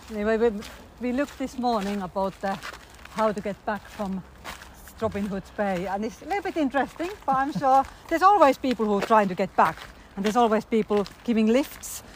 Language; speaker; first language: English; non-native, fluent; Finnish